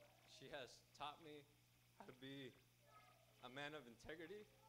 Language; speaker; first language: English; early bilingual, other home language; Spanish